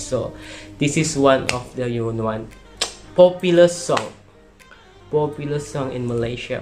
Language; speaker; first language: English; non-native, local second language; Malay